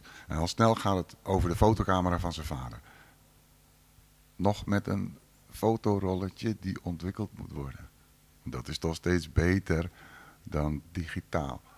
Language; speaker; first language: Dutch; native; Dutch